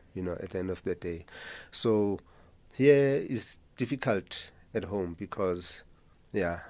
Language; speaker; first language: English; non-native, local second language; Zulu